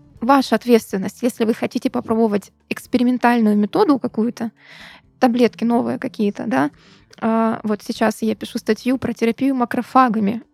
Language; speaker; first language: Russian; native; Russian